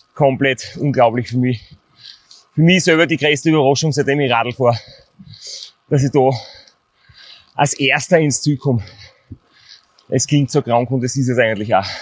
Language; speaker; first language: German; native; German